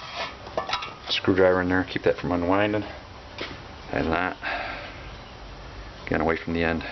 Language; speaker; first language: English; native; English